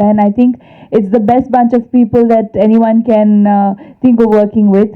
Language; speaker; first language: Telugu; non-native, local second language; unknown